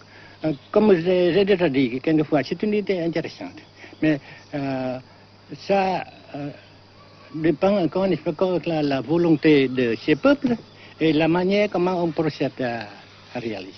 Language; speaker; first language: French; non-native, fluent; Vietnamese